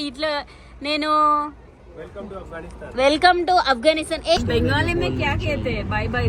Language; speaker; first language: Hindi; non-native, local second language; Telugu